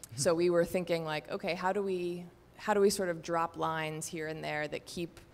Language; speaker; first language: English; native; English